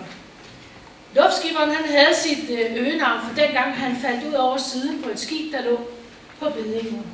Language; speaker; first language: Danish; native; Danish